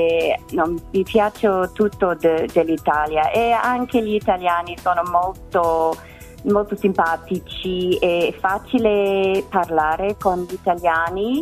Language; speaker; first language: Italian; non-native, learner; English